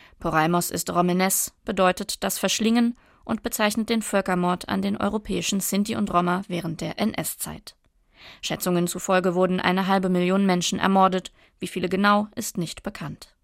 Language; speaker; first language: German; native; German